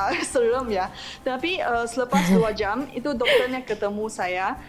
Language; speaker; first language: Indonesian; non-native, fluent; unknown